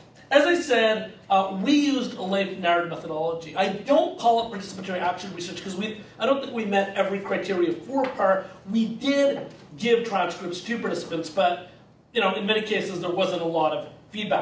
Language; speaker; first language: English; native; English